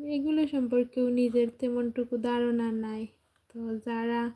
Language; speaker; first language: Bangla; native; Bangla